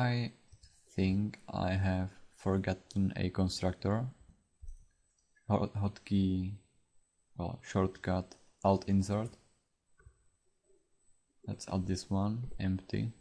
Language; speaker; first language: English; non-native, fluent; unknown